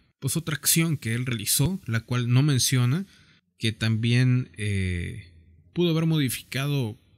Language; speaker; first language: Spanish; native; Spanish